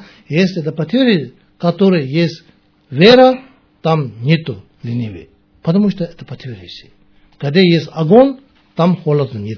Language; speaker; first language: Russian; non-native, learner; Tibetan